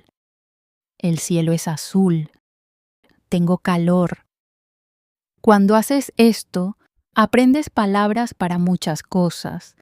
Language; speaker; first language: Spanish; non-native, fluent; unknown